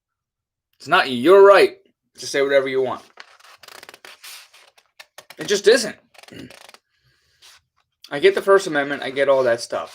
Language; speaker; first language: English; native; English